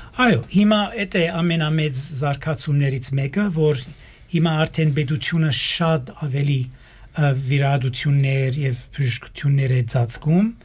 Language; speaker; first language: Armenian; early bilingual, heritage; Armenian